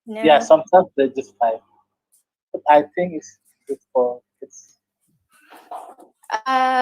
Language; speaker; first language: English; non-native, learner; Indonesian